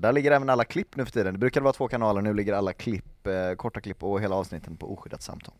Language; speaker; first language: Swedish; native; Swedish